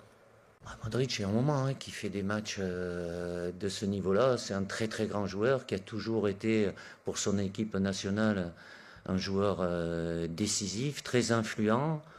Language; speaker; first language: French; native; French